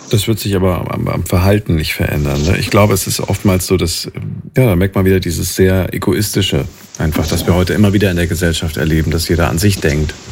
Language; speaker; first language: German; native; German